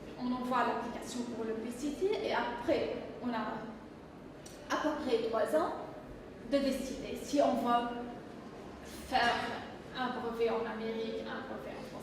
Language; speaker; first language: French; non-native, fluent; English